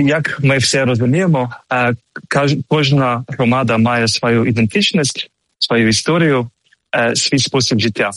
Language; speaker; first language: Ukrainian; non-native, learner; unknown